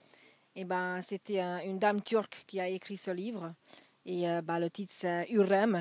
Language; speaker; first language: French; non-native, fluent; Hungarian